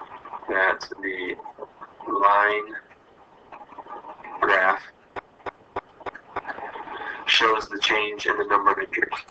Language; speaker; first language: English; native; English